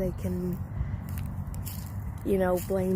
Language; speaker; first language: English; native; English